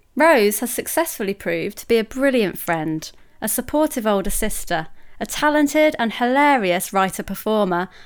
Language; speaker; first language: English; native; English